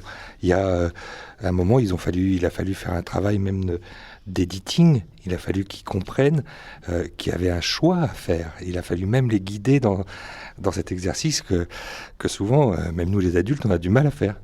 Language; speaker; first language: French; native; French